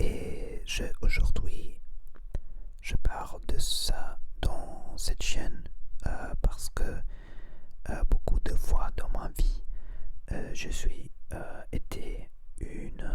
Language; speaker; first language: French; non-native, learner; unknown